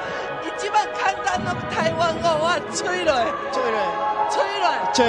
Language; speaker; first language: Japanese; non-native, learner; Chinese